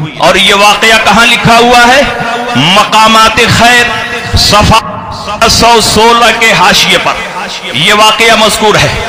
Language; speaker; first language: Urdu; native; Urdu